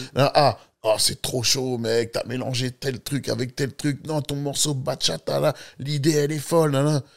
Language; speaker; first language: French; native; French